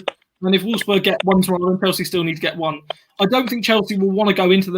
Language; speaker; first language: English; native; English